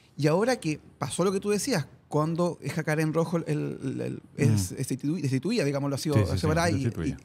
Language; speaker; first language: Spanish; native; Spanish